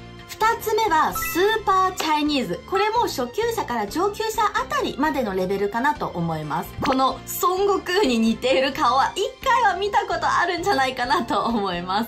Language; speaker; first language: Japanese; non-native, fluent; Chinese